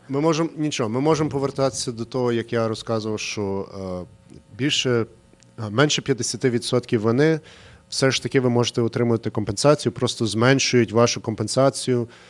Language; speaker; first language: Ukrainian; early bilingual, heritage; Ukrainian